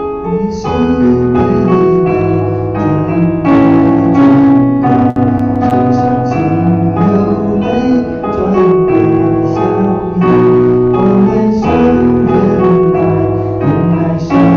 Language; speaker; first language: Chinese; native; Chinese